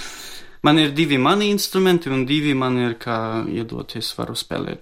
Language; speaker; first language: Latvian; non-native, local second language; Russian